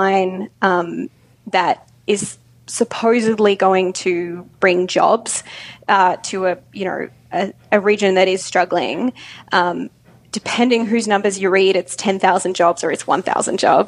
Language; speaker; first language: English; native; English